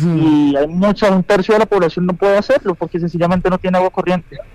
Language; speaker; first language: Spanish; native; Spanish